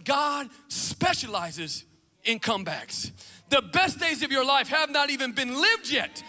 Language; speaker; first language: English; native; English